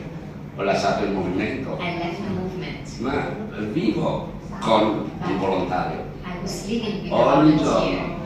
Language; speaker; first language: Italian; non-native, learner; Indonesian